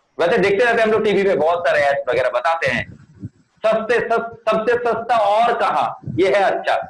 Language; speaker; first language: Hindi; non-native, local second language; Bangla